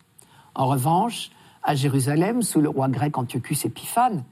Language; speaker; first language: French; native; French